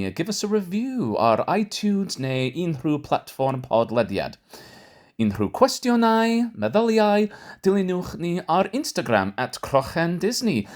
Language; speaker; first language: Welsh; non-native, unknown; English